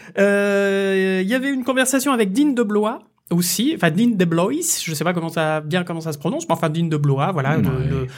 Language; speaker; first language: French; native; French